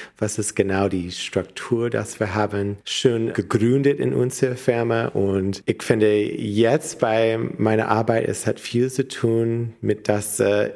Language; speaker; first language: German; non-native, learner; English